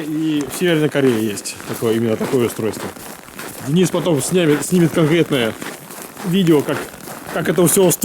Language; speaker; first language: Russian; native; Russian